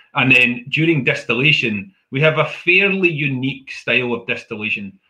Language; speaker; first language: English; native; English